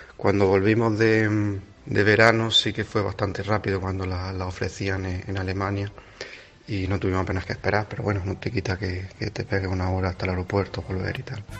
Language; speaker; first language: Spanish; native; Spanish